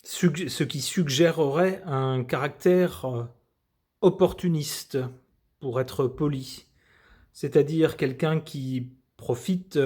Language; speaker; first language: French; native; French